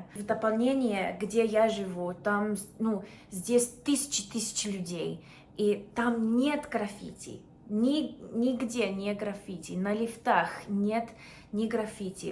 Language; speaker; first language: Russian; non-native, fluent; English